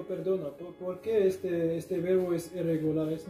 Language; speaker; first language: Spanish; non-native, learner; Arabic